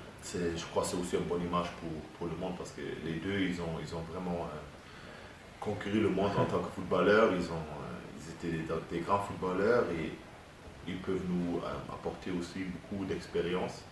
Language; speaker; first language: French; non-native, fluent; German